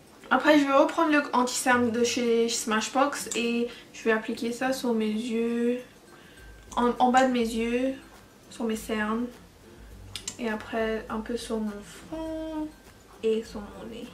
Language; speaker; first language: French; early bilingual, heritage; French